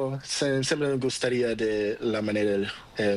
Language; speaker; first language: Spanish; non-native, learner; Portuguese